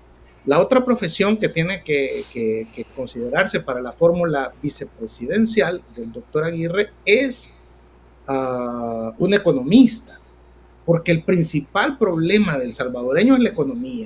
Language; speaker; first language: Spanish; native; Spanish